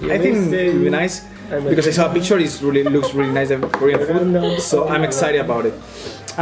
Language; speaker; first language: English; non-native, learner; Spanish